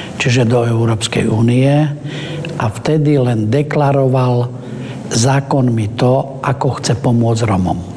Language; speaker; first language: Slovak; non-native, local second language; Romany